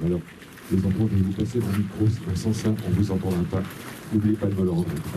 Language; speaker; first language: French; native; French